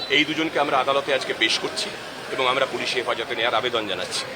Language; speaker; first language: Bangla; native; Bangla